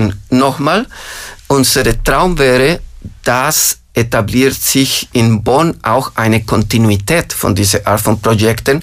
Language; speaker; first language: German; non-native, fluent; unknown